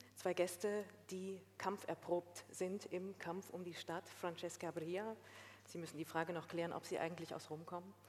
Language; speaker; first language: German; native; German